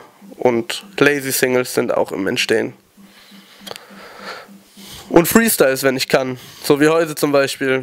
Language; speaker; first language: German; native; German